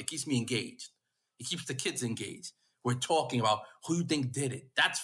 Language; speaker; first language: English; native; English